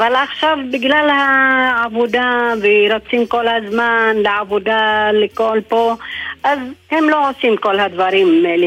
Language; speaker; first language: Hebrew; non-native, local second language; Arabic